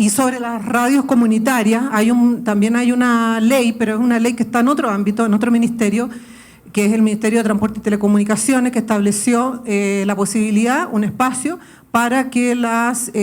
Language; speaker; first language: Spanish; native; Spanish